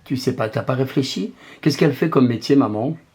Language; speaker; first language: French; native; French